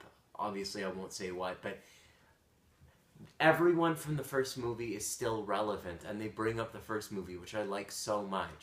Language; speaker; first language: English; native; English